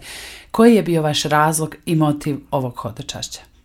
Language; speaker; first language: Croatian; native; Croatian